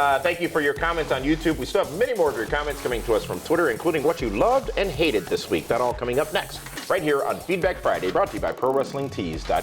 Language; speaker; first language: English; native; English